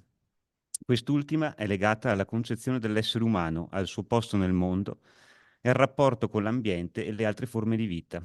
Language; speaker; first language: Italian; native; Italian